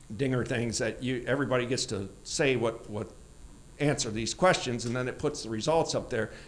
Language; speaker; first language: English; native; English